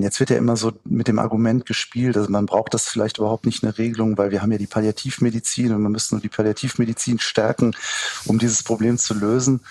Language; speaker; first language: German; native; German